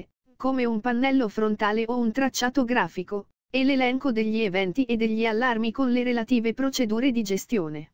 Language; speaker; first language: Italian; native; Italian